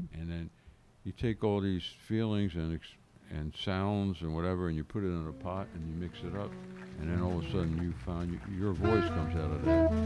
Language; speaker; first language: English; native; English